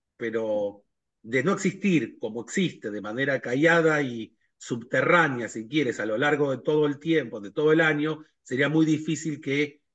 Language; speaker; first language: Spanish; native; Spanish